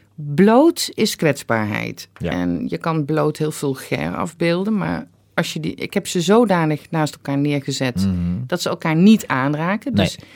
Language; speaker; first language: Dutch; native; Dutch